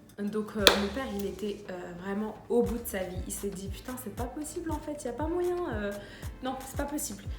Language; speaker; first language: French; early bilingual, other home language; Arabic